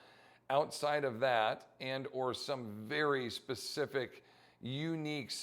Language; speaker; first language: English; native; English